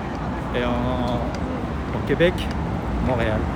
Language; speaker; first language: French; non-native, learner; Japanese